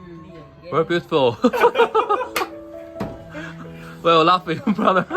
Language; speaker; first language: English; non-native, learner; Chinese